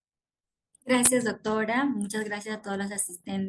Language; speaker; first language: Spanish; native; Spanish